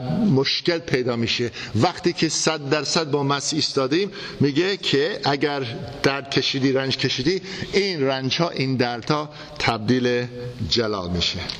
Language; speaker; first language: Persian; non-native, fluent; English